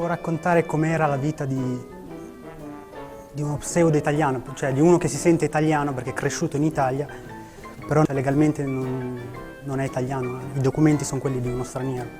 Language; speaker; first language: Italian; early bilingual, other home language; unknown